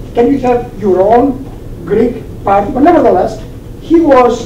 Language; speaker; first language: English; non-native, fluent; Greek